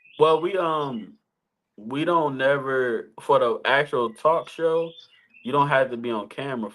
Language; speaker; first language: English; native; English